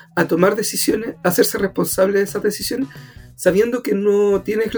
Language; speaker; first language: Spanish; native; Spanish